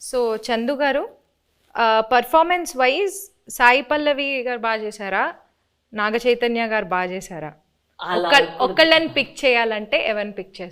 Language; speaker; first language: Telugu; native; Telugu